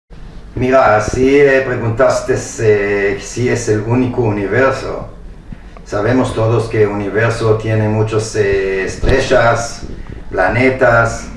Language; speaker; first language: Spanish; non-native, fluent; Hebrew